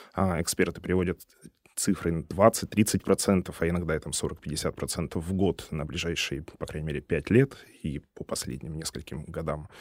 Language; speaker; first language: Russian; native; Russian